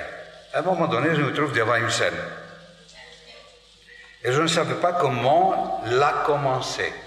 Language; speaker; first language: French; non-native, fluent; Greek